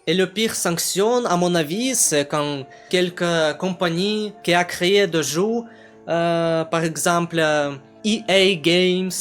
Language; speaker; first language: French; non-native, learner; Russian